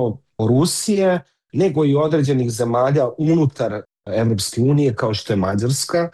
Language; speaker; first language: Serbian; native; Serbian